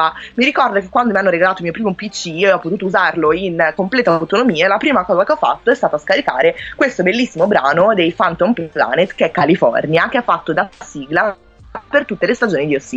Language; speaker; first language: Italian; native; Italian